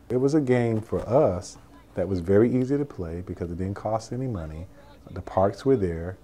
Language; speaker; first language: English; native; English